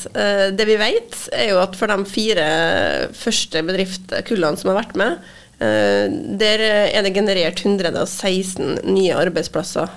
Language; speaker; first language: Norwegian; native; Norwegian